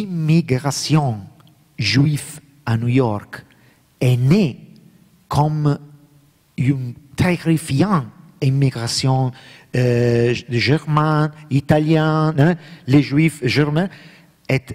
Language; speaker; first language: French; non-native, learner; Italian